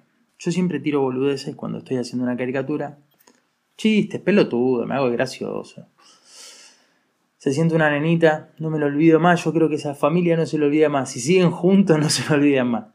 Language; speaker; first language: Spanish; native; Spanish